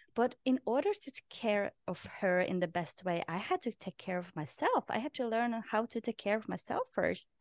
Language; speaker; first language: English; non-native, fluent; Norwegian